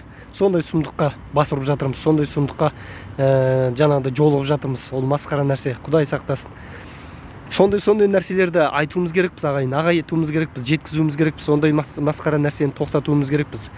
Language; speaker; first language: Kazakh; native; Kazakh